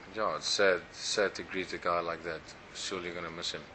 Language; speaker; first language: English; non-native, local second language; Afrikaans